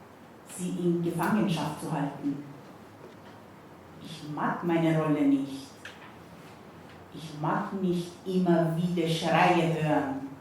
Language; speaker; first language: German; non-native, fluent; Persian